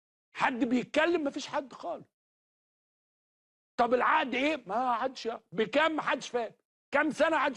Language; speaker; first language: Arabic; native; Arabic